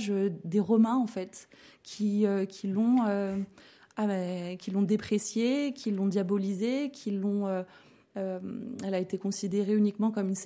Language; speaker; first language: French; native; French